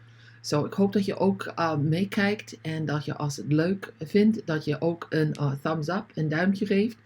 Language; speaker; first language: Dutch; non-native, learner; English